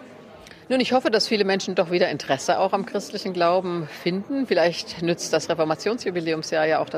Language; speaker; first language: German; native; German